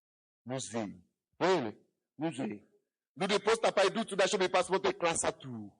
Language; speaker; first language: Russian; non-native, fluent; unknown